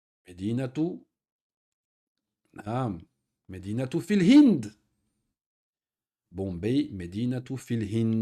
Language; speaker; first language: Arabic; non-native, fluent; French